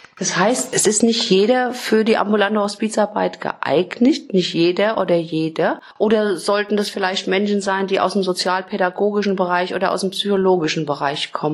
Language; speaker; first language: German; native; German